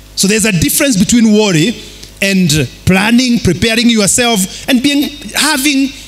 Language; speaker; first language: English; non-native, local second language; Kikuyu